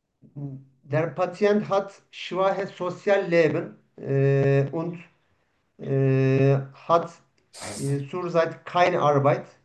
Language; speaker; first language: German; non-native, fluent; Turkish